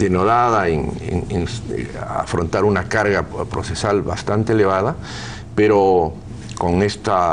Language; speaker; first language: Spanish; native; Spanish